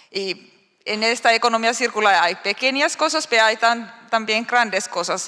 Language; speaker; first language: Spanish; non-native, learner; Finnish